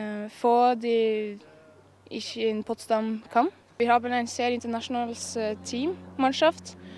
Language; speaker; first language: German; non-native, learner; Norwegian